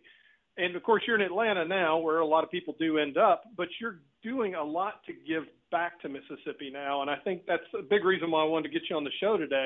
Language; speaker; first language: English; native; English